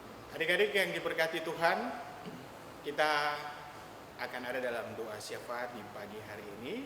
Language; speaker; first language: Indonesian; native; Indonesian